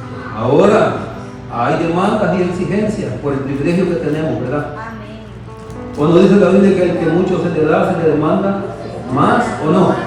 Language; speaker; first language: Spanish; native; Spanish